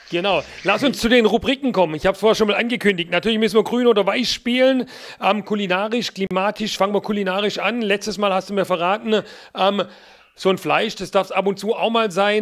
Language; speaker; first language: German; native; German